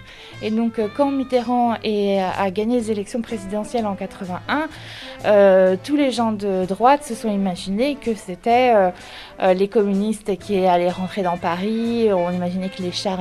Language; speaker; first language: French; native; French